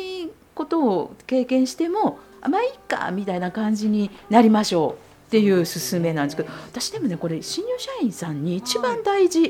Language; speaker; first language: Japanese; native; Japanese